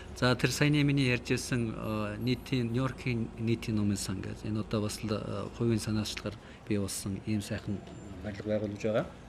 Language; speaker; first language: Mongolian; native; Mongolian